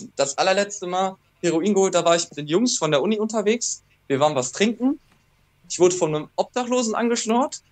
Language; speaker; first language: German; native; German